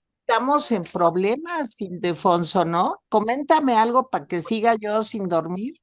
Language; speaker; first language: Spanish; native; Spanish